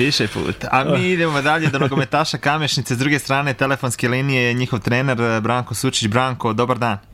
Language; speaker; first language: Croatian; native; Croatian